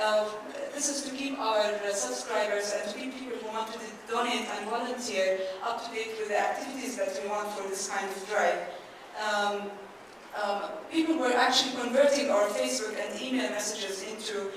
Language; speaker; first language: English; non-native, fluent; Arabic